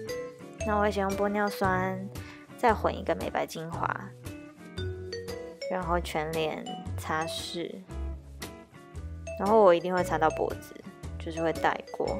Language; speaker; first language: Chinese; native; Chinese